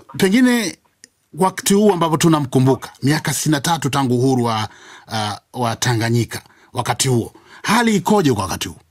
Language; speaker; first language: Swahili; native; Swahili